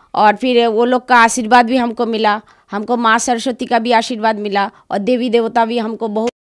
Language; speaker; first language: Hindi; non-native, local second language; Bangla